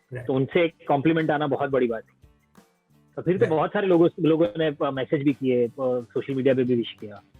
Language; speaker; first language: Hindi; non-native, local second language; Gujarati